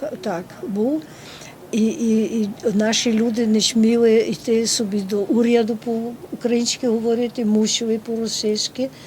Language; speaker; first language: Ukrainian; early bilingual, heritage; Ukrainian